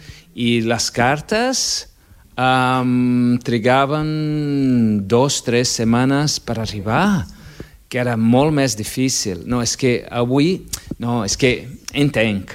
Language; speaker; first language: Catalan; non-native, fluent; Portuguese